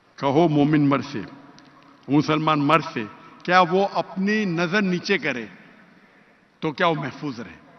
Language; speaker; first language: Urdu; non-native, local second language; Konkani